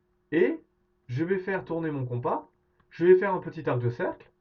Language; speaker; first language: French; native; French